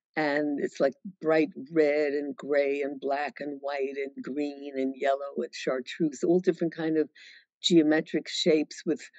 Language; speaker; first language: English; native; English